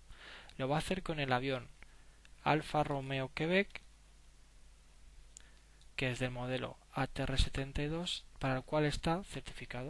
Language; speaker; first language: Spanish; native; Spanish